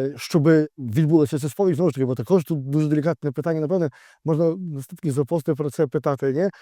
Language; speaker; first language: Ukrainian; native; Ukrainian